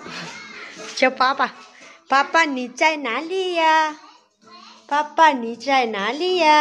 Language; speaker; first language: Chinese; non-native, learner; Nepali